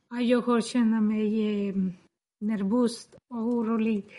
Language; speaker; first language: Swedish; non-native, learner; Spanish